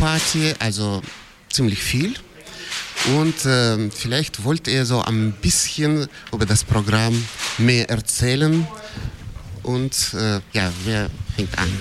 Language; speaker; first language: German; non-native, fluent; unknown